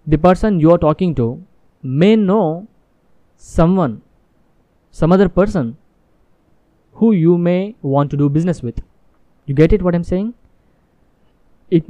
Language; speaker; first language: English; non-native, local second language; Telugu